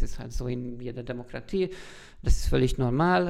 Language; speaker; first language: German; non-native, fluent; Hungarian